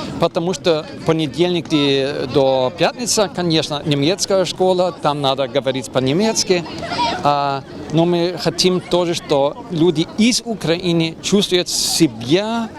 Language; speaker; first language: Russian; non-native, learner; German